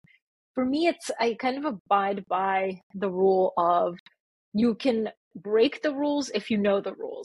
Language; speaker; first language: English; early bilingual, other home language; Bulgarian